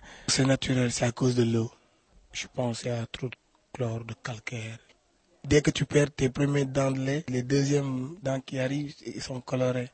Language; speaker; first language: French; non-native, local second language; Wolof